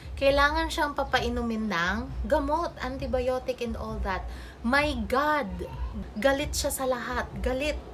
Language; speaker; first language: Filipino; non-native, local second language; Cebuano